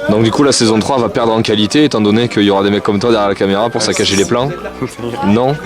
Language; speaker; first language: French; native; French